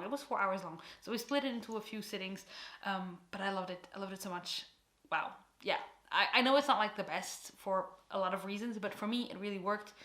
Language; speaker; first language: English; non-native, fluent; Portuguese